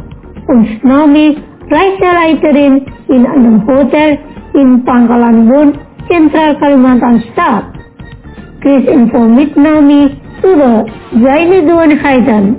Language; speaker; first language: German; non-native, learner; Indonesian